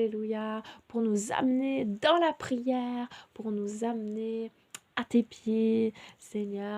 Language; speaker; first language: French; native; French